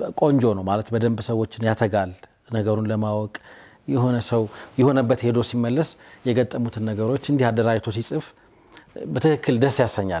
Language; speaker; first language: Amharic; native; Amharic